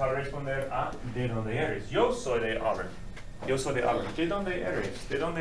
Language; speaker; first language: Spanish; non-native, fluent; English